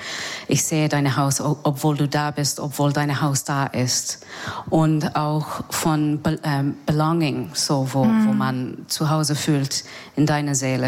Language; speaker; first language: German; non-native, learner; English